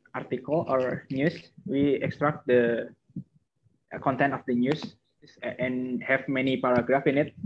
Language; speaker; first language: English; non-native, learner; Indonesian